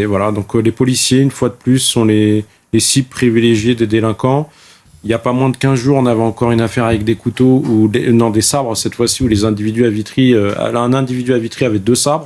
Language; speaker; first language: French; native; French